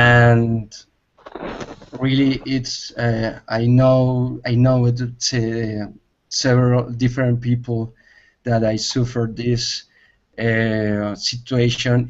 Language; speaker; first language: English; non-native, learner; Spanish